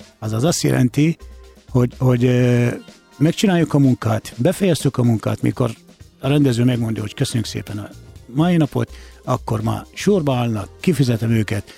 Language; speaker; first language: Hungarian; non-native, fluent; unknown